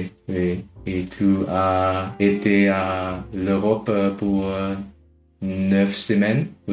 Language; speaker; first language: French; non-native, learner; German